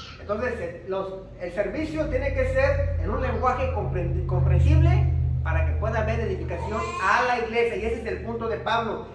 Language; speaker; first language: Spanish; early bilingual, heritage; Spanish